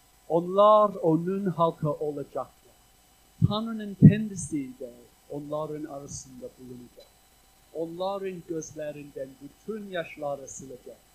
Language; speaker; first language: Turkish; non-native, fluent; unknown